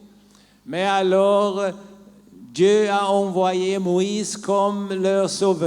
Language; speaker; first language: French; non-native, learner; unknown